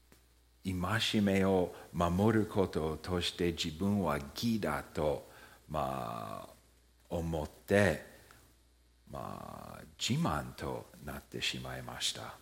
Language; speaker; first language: Japanese; early bilingual, heritage; Japanese